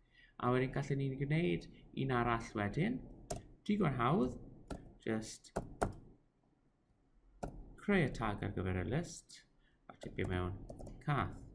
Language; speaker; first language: Welsh; non-native, local second language; English